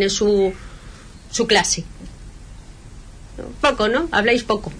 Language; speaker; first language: Spanish; native; Spanish